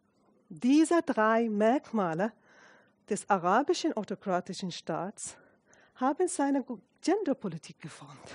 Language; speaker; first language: German; non-native, fluent; Arabic